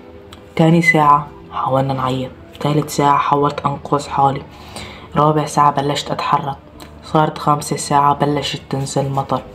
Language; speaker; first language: Arabic; native; Arabic